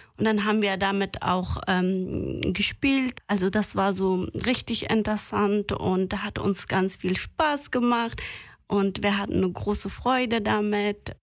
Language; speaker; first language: German; non-native, fluent; Persian